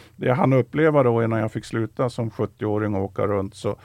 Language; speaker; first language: Swedish; native; Swedish